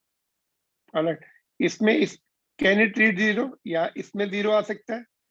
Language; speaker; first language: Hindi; non-native, local second language; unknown